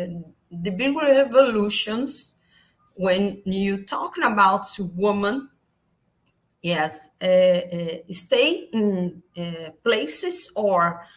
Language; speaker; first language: English; non-native, learner; Portuguese